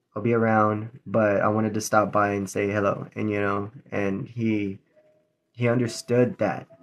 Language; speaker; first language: English; native; English